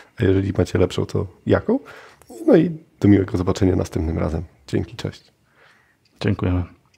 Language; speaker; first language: Polish; native; Polish